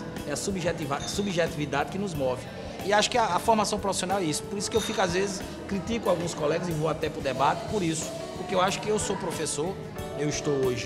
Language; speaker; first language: Portuguese; native; Portuguese